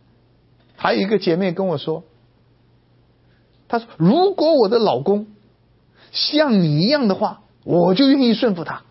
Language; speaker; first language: Chinese; native; Chinese